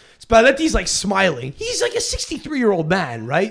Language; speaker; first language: English; native; English